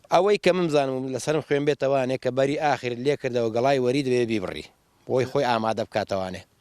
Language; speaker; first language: Central Kurdish; native; Central Kurdish